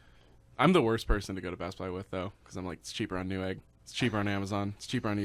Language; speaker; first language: English; native; English